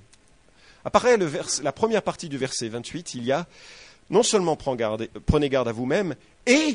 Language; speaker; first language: French; native; French